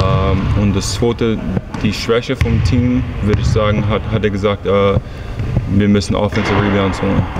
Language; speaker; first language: German; early bilingual, heritage; English